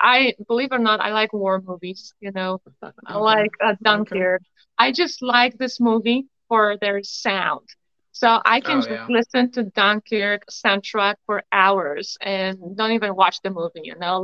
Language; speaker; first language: English; non-native, fluent; Polish